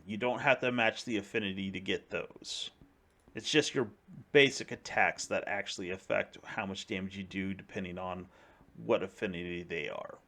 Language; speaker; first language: English; native; English